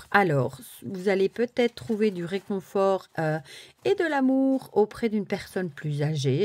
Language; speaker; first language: French; native; French